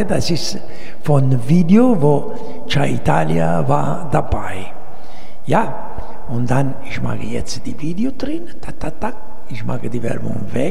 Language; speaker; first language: German; non-native, learner; Italian